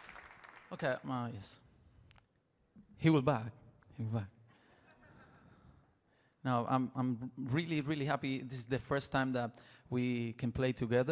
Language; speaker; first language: English; non-native, learner; Spanish